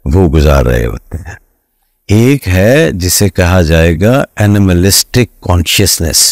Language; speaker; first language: Urdu; non-native, local second language; Punjabi